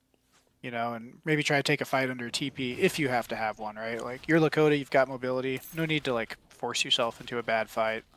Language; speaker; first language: English; native; English